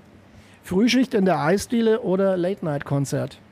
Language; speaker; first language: German; native; German